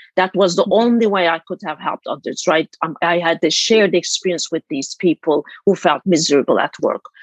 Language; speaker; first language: English; non-native, fluent; Turkish